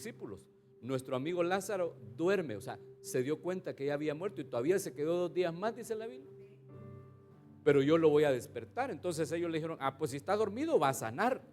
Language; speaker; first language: Spanish; native; Spanish